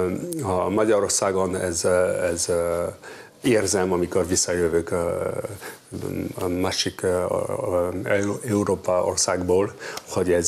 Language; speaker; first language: Hungarian; non-native, learner; French